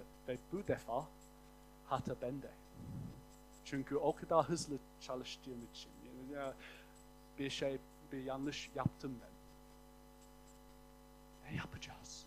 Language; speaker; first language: Turkish; non-native, fluent; English